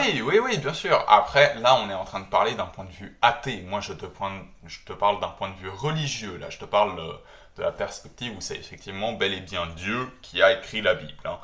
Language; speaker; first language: French; native; French